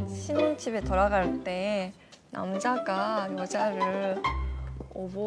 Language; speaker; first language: Korean; non-native, learner; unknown